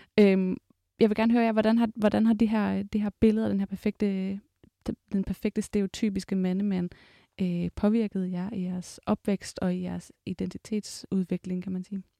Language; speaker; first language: Danish; native; Danish